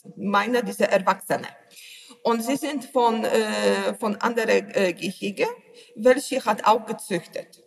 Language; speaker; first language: German; non-native, learner; Polish